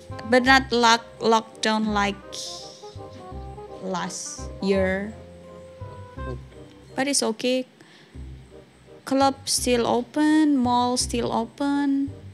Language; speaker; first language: English; non-native, learner; Indonesian